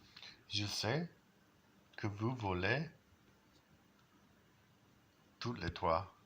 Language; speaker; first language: French; non-native, learner; English